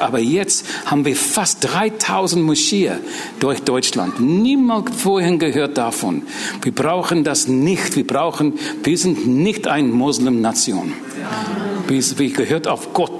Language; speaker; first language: German; non-native, learner; English